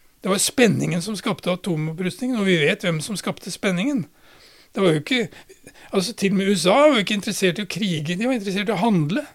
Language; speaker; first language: Norwegian; native; Norwegian